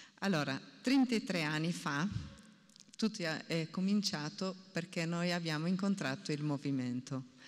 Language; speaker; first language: Italian; non-native, fluent; Portuguese